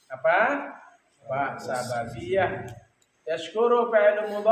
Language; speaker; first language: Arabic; non-native, fluent; Sasak